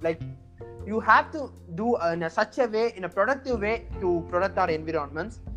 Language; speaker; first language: English; non-native, local second language; Tamil